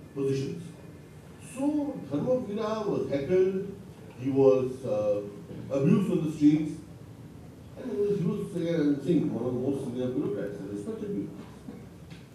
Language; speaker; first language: English; non-native, local second language; Bangla